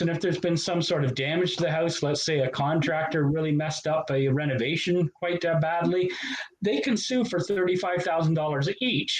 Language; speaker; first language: English; native; English